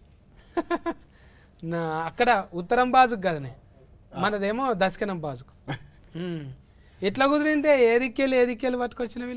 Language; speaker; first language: Telugu; native; Telugu